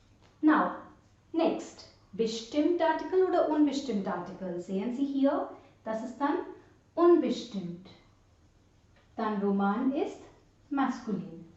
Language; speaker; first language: German; non-native, fluent; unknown